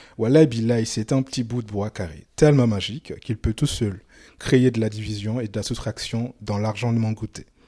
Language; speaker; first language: French; non-native, local second language; Soninke